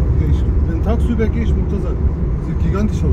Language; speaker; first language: German; early bilingual, other home language; Turkish